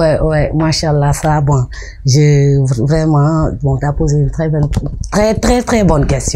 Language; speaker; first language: French; non-native, local second language; Wolof